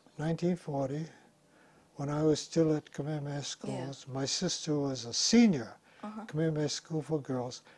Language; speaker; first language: English; native; English